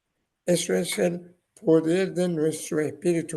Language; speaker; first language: Spanish; non-native, learner; Persian